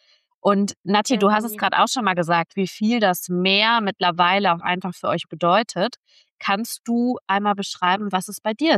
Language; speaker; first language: German; native; German